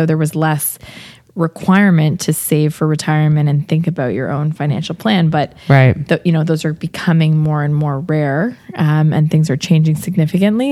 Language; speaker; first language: English; native; English